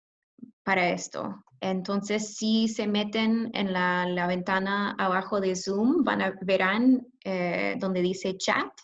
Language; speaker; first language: Spanish; non-native, fluent; English